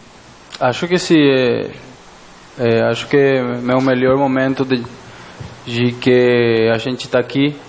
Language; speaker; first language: Portuguese; non-native, fluent; Spanish